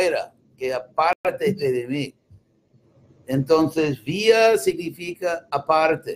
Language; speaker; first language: Spanish; non-native, fluent; English